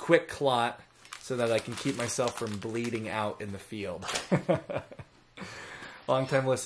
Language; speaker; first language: English; native; English